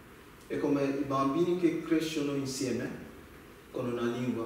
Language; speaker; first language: Italian; non-native, learner; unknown